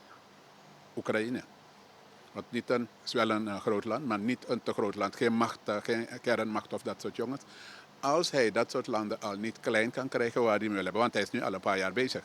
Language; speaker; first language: Dutch; native; Dutch